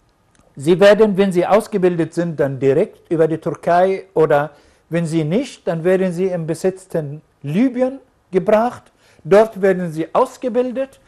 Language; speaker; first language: German; non-native, fluent; Arabic